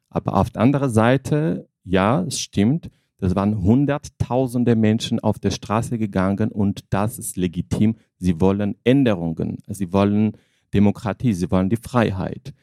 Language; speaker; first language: German; non-native, fluent; Armenian